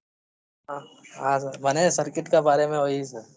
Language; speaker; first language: Hindi; non-native, local second language; Bangla